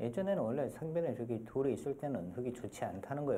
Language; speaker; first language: Korean; native; Korean